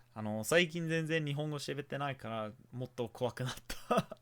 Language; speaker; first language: Japanese; non-native, fluent; English